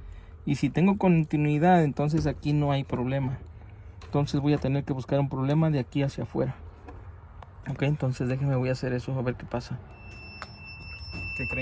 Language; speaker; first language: Spanish; native; Spanish